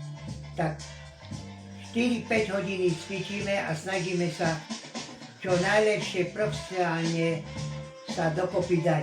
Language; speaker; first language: Slovak; non-native, local second language; Romany